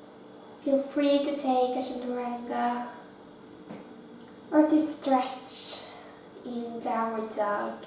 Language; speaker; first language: English; non-native, fluent; Norwegian